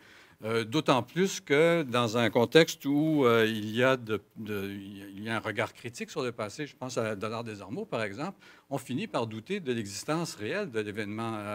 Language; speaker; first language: French; native; French